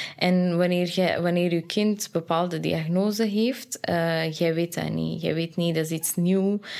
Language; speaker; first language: Dutch; non-native, fluent; Persian